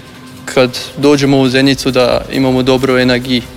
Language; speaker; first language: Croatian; early bilingual, heritage; German